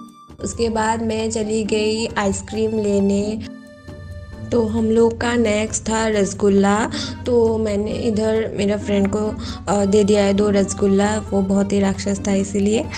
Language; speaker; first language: Hindi; non-native, local second language; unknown